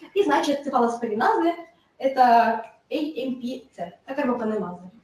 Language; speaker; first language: Russian; non-native, local second language; Ukrainian